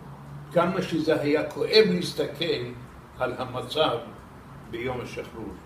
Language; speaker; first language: Hebrew; non-native, fluent; Arabic